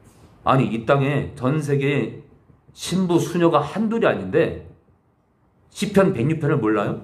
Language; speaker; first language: Korean; native; Korean